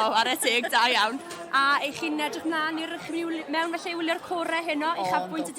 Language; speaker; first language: Welsh; native; Welsh